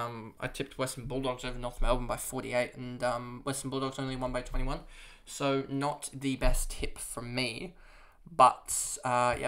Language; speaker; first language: English; native; English